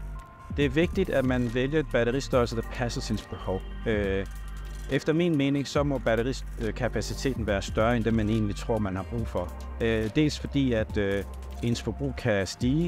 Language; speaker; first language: Danish; non-native, fluent; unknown